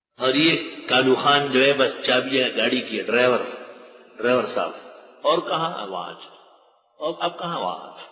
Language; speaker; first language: Urdu; non-native, local second language; Pashto